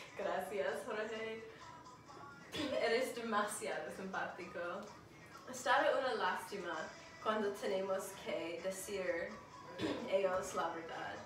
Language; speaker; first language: Spanish; non-native, learner; English